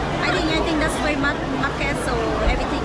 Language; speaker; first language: English; non-native, learner; Vietnamese